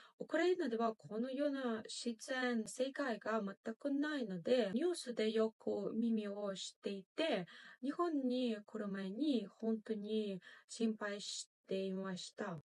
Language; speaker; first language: Japanese; non-native, fluent; Ukrainian